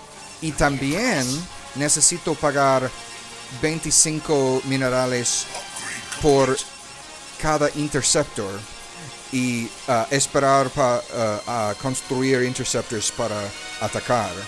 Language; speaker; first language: Spanish; non-native, learner; English